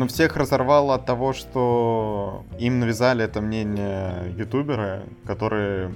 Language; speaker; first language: Russian; native; Russian